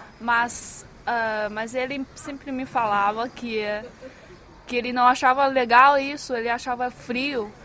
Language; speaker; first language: Portuguese; non-native, fluent; Chinese